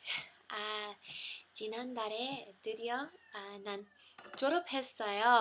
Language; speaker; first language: Korean; non-native, learner; English